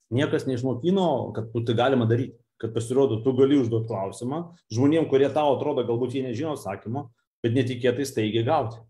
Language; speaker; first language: Lithuanian; non-native, local second language; Russian